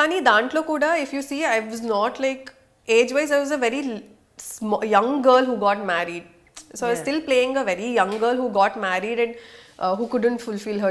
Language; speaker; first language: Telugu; non-native, local second language; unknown